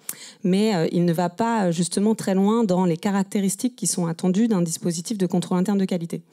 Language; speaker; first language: French; native; French